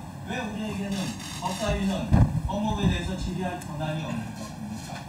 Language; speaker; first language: Korean; native; Korean